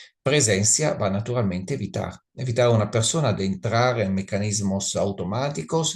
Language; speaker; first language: Spanish; non-native, learner; Italian